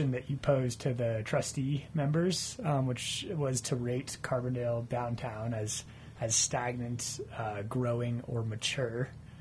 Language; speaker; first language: English; native; English